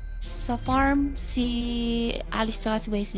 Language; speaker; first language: Filipino; non-native, learner; Chinese